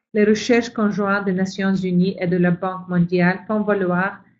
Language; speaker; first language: French; non-native, fluent; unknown